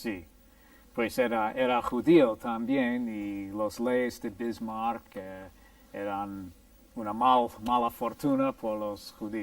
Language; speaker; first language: Spanish; non-native, fluent; English